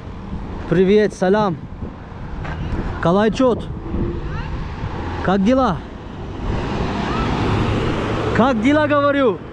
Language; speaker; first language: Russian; non-native, learner; Turkish